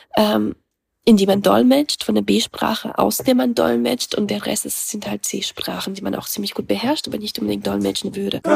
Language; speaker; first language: German; early bilingual, other home language; Russian